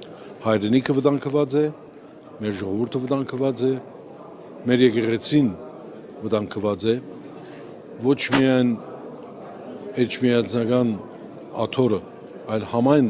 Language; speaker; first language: Armenian; early bilingual, heritage; Armenian